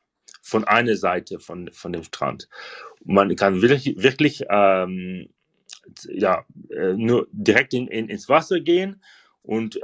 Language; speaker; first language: German; non-native, learner; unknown